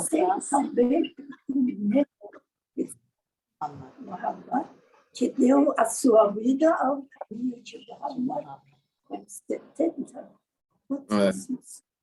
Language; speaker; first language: Portuguese; non-native, learner; Persian